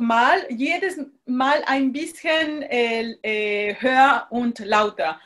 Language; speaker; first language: German; non-native, fluent; Spanish